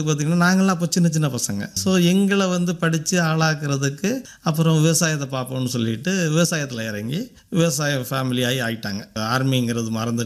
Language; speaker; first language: Tamil; native; Tamil